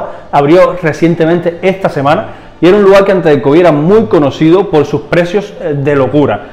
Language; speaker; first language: Spanish; native; Spanish